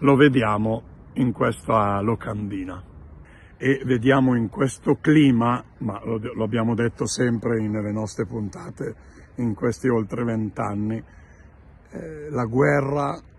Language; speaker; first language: Italian; native; Italian